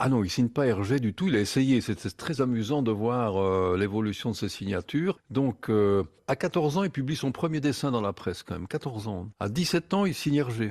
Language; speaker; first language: French; native; French